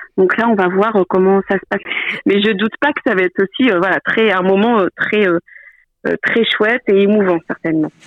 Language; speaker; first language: French; native; French